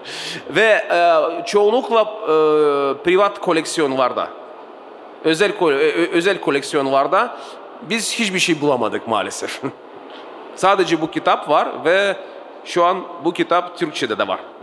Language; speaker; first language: Turkish; non-native, fluent; Russian